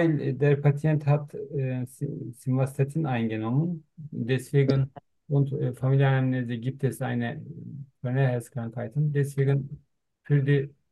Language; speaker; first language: German; non-native, learner; Turkish